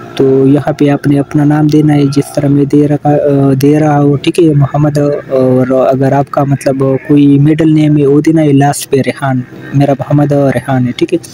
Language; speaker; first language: Urdu; non-native, local second language; Pashto